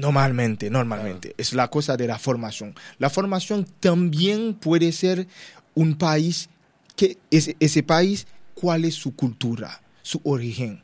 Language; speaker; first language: Spanish; non-native, learner; Haitian Creole